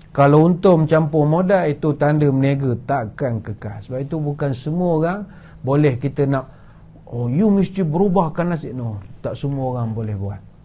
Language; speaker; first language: Malay; native; Malay